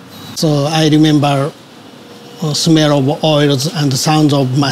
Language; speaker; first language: English; non-native, learner; Japanese